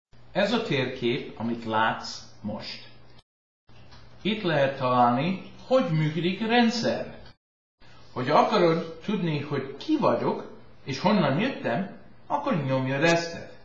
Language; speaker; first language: Hungarian; early bilingual, heritage; Hungarian